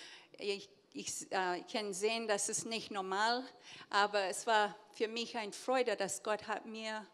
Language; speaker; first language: German; early bilingual, heritage; English